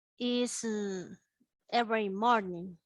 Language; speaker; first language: English; non-native, learner; Spanish